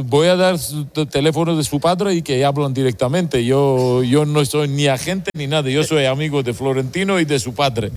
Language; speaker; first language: Spanish; non-native, learner; Georgian